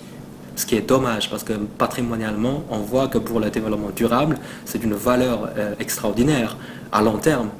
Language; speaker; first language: French; non-native, fluent; Chinese